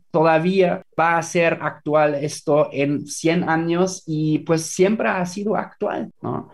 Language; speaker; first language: Spanish; non-native, fluent; German